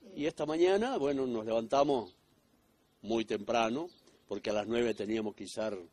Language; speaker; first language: Spanish; native; Spanish